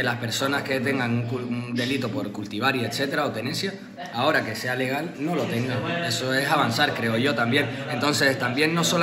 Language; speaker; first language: Spanish; native; Spanish